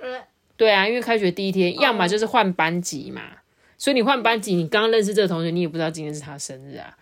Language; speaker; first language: Chinese; native; Chinese